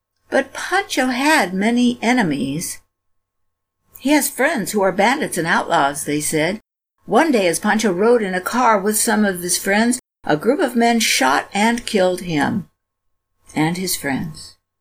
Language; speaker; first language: English; native; English